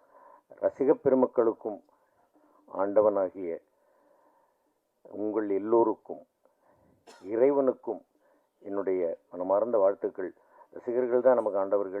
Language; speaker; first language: Tamil; native; Tamil